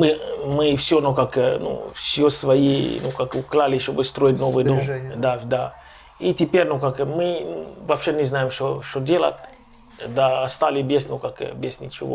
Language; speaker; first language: Russian; non-native, local second language; Ukrainian